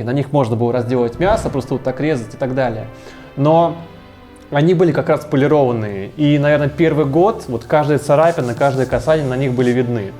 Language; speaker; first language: Russian; native; Russian